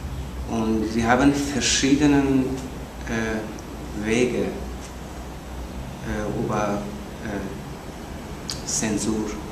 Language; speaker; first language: German; non-native, learner; Persian